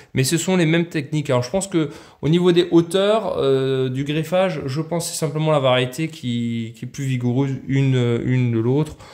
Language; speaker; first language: French; native; French